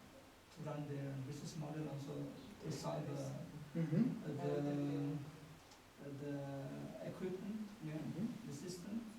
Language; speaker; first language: English; non-native, learner; Indonesian